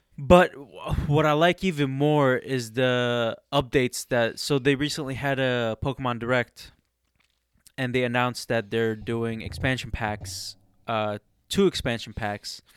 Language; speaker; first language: English; early bilingual, other home language; Arabic